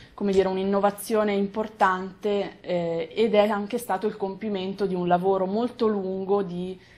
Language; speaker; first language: Italian; native; Italian